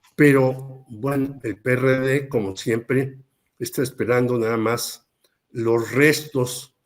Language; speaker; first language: Spanish; native; Spanish